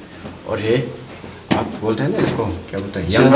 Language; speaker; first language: Hindi; non-native, learner; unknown